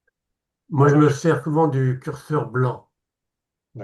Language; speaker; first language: French; native; French